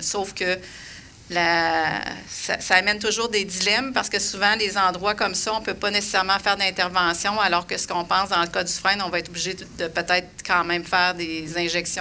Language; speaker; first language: French; native; French